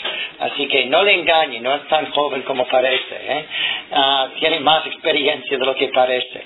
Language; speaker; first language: Spanish; non-native, fluent; English